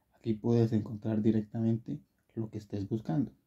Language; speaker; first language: Spanish; native; Spanish